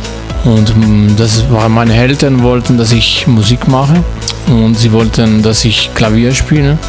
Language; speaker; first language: German; non-native, learner; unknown